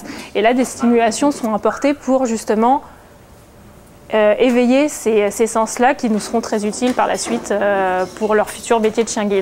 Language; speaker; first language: French; native; French